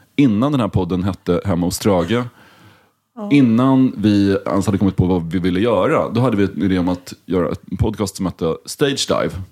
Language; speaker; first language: Swedish; native; Swedish